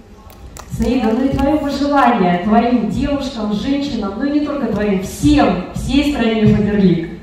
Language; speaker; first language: Russian; native; Russian